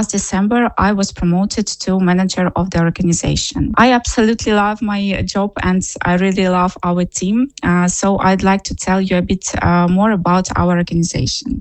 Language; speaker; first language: English; non-native, fluent; Ukrainian